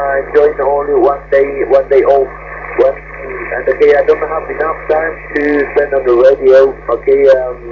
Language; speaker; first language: English; non-native, learner; Spanish